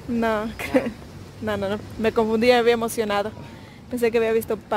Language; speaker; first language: Spanish; native; Spanish